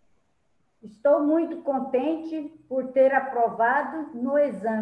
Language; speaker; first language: Spanish; non-native, learner; Portuguese